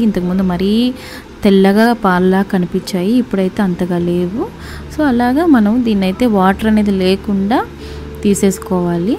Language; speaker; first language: Telugu; native; Telugu